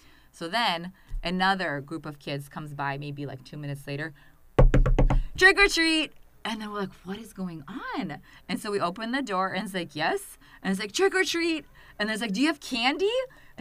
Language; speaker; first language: English; non-native, fluent; Russian